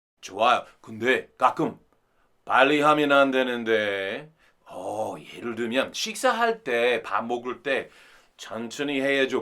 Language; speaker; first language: Korean; non-native, fluent; English